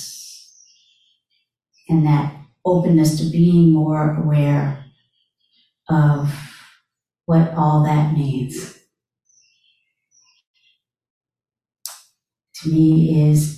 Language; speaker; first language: English; native; English